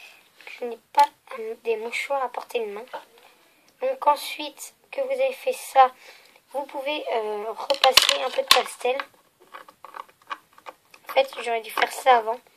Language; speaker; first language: French; native; French